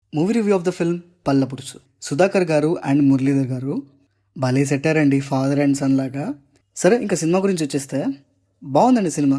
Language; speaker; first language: Telugu; native; Telugu